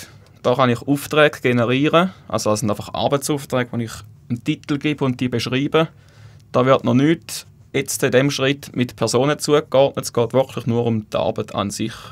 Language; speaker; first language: German; native; German